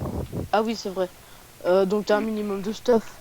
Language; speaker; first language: French; native; French